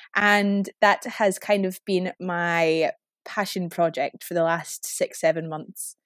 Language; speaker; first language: English; native; English